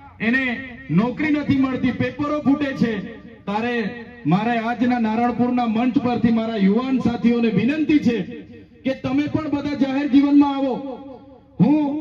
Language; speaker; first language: Gujarati; non-native, local second language; Vasavi